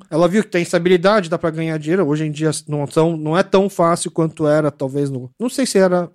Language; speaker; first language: Portuguese; early bilingual, other home language; Korean